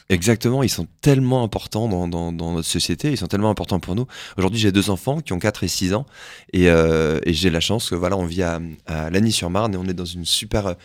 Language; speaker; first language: French; native; French